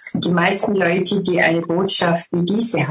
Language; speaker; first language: German; non-native, fluent; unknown